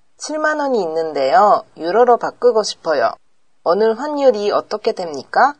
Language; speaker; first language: Korean; non-native, learner; Japanese